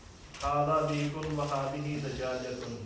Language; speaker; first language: Arabic; non-native, fluent; Urdu